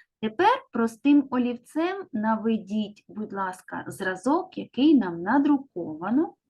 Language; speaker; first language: Ukrainian; native; Ukrainian